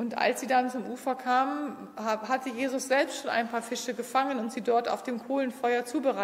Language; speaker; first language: German; native; German